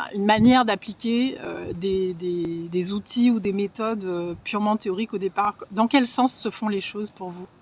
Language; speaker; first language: French; native; French